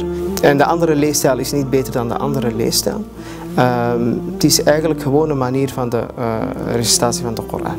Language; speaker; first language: Dutch; early bilingual, other home language; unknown